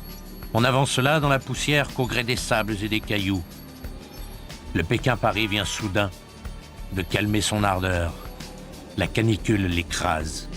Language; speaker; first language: French; native; French